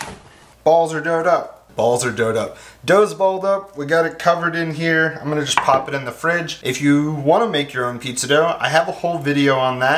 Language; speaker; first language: English; native; English